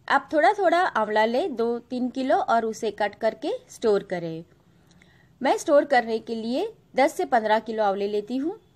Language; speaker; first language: Hindi; non-native, local second language; Gujarati